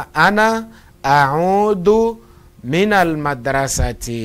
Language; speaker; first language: Arabic; non-native, fluent; Portuguese